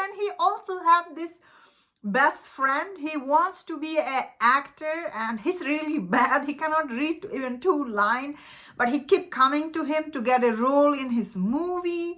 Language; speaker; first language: English; non-native, fluent; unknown